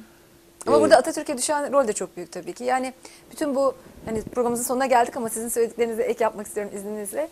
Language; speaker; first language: Turkish; native; Turkish